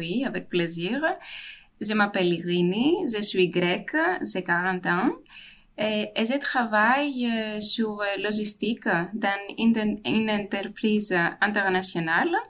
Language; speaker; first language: French; non-native, fluent; Greek